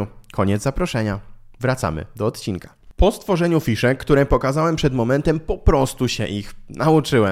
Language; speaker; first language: Polish; native; Polish